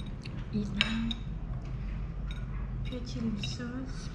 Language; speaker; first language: English; non-native, learner; Thai